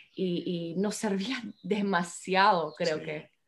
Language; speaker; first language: Spanish; non-native, fluent; English